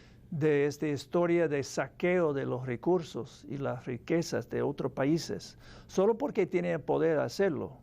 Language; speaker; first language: Spanish; non-native, fluent; English